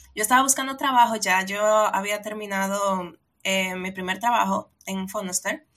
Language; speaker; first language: Spanish; native; Spanish